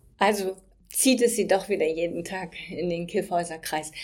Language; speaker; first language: German; native; German